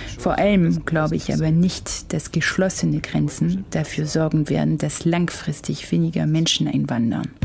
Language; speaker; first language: German; non-native, fluent; French